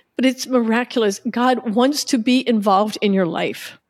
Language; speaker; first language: English; native; English